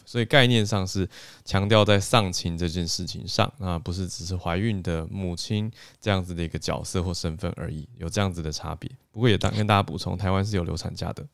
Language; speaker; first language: Chinese; native; Chinese